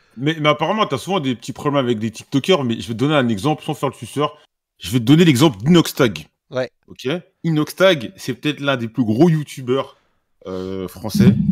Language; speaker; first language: French; native; French